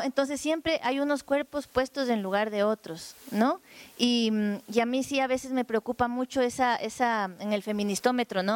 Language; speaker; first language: Spanish; native; Spanish